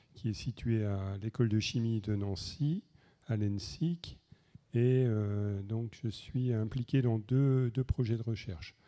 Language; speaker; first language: French; native; French